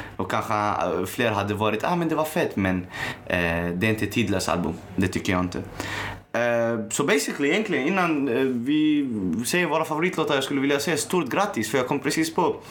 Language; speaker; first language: Swedish; early bilingual, other home language; Arabic